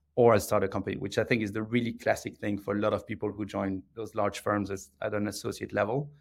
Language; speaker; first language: English; non-native, fluent; French